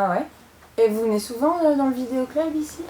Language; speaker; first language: French; native; French